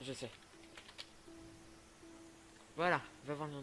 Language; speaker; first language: French; native; French